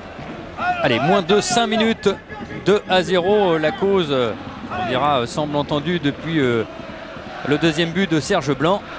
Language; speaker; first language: French; native; French